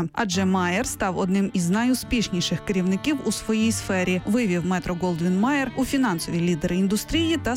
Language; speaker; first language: Ukrainian; native; Ukrainian